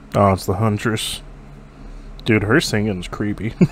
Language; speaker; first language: English; native; English